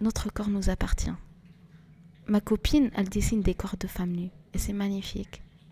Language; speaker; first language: French; non-native, local second language; Arabic